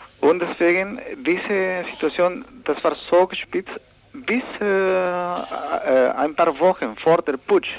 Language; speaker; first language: German; non-native, learner; Spanish